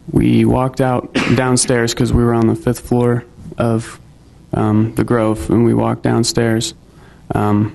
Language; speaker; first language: English; native; English